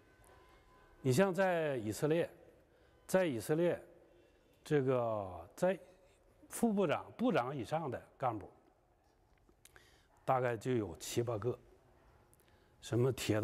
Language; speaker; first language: Chinese; native; Chinese